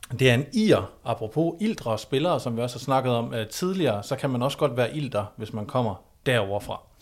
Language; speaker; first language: Danish; native; Danish